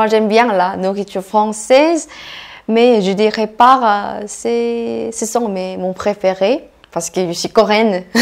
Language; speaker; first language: French; non-native, fluent; Korean